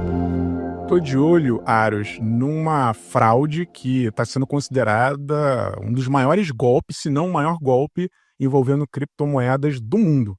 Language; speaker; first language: Portuguese; native; Portuguese